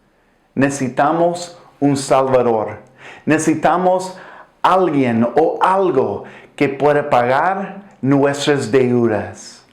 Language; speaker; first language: Spanish; non-native, fluent; English